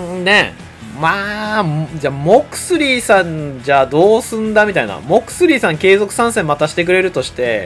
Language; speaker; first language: Japanese; native; Japanese